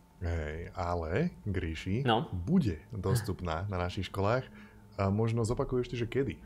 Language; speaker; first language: Slovak; native; Slovak